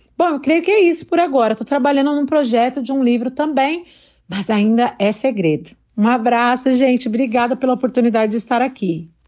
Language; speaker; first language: Portuguese; native; Portuguese